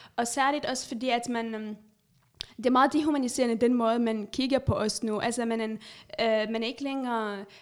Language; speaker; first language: Danish; non-native, fluent; Arabic